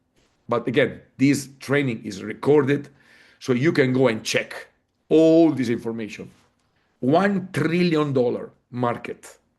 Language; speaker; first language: English; non-native, fluent; Italian